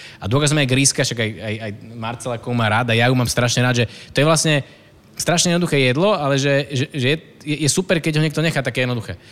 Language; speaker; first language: Slovak; native; Slovak